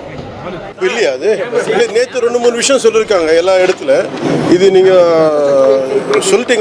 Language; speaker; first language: Tamil; non-native, learner; Telugu